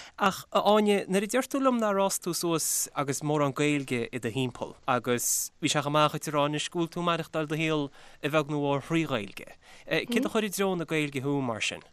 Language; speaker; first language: Irish; native; Irish